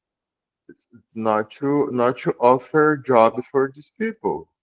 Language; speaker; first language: English; non-native, learner; Portuguese